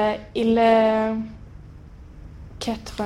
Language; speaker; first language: French; non-native, learner; Swedish